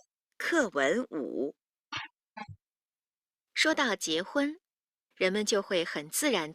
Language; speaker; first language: Chinese; non-native, learner; Indonesian